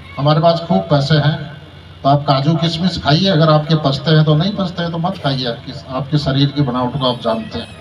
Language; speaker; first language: Hindi; native; Hindi